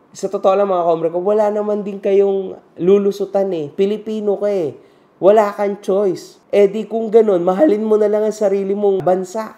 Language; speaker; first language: Filipino; native; Filipino